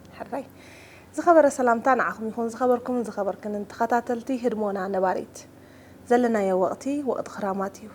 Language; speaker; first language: Tigrinya; native; Tigrinya